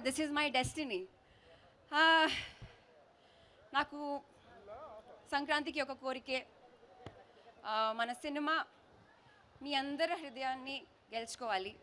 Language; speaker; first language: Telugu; non-native, learner; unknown